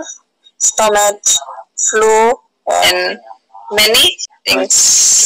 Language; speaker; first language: English; non-native, learner; Indonesian